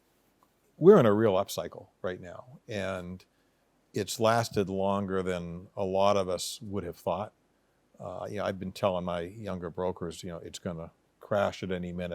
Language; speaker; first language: English; native; English